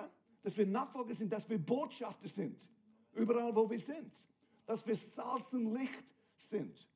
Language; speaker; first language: German; non-native, fluent; English